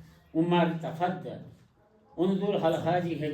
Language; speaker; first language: Arabic; non-native, learner; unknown